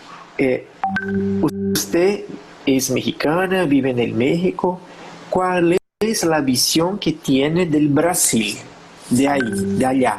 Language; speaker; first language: Spanish; non-native, learner; Portuguese